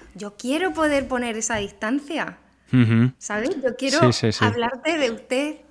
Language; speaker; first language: Spanish; native; Spanish